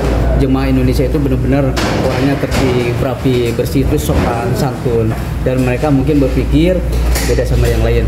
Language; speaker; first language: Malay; non-native, local second language; Sundanese